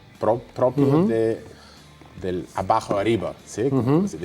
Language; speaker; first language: Spanish; non-native, fluent; Russian